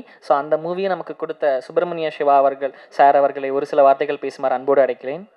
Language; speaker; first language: Tamil; native; Tamil